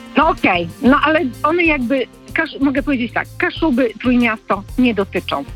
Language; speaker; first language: Polish; native; Polish